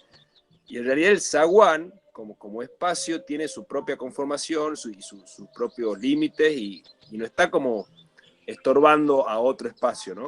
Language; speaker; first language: Spanish; native; Spanish